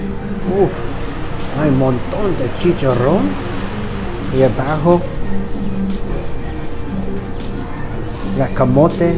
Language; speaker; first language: Spanish; non-native, learner; English